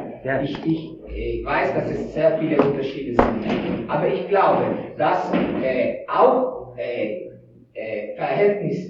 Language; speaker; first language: German; non-native, fluent; Italian